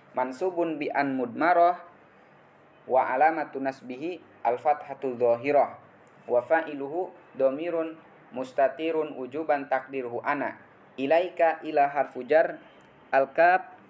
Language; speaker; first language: Arabic; non-native, fluent; Indonesian